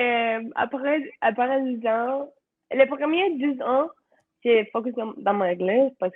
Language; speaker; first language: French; non-native, learner; Spanish